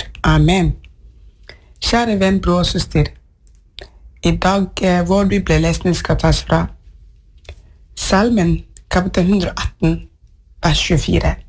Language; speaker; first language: Norwegian; non-native, fluent; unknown